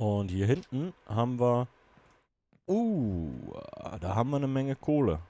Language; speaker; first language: German; native; German